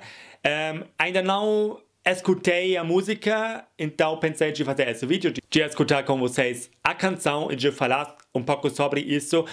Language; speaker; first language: Portuguese; non-native, fluent; German